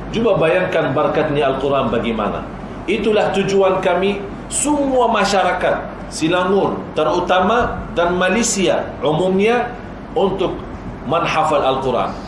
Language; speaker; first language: Malay; non-native, fluent; Arabic